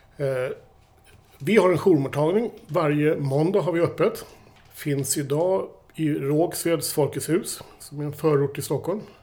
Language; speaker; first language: Swedish; native; Swedish